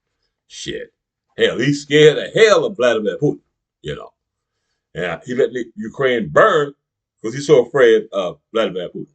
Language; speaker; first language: English; native; English